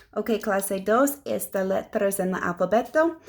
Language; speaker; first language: Spanish; non-native, learner; English